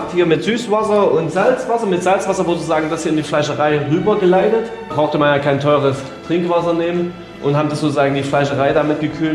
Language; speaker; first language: German; native; German